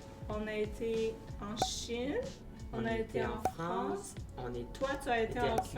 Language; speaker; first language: French; native; French